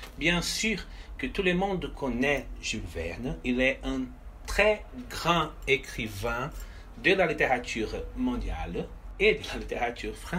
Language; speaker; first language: French; non-native, fluent; Portuguese